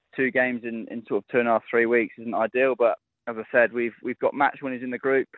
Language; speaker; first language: English; native; English